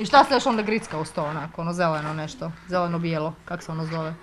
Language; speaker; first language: Croatian; native; Croatian